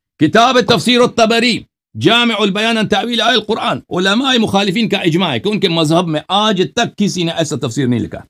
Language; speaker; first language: Urdu; non-native, local second language; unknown